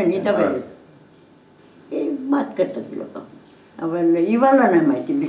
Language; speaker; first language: Hebrew; non-native, learner; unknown